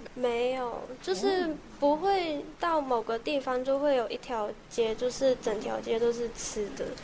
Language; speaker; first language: Chinese; non-native, local second language; Cantonese